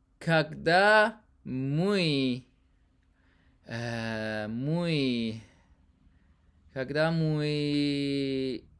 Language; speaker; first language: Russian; non-native, learner; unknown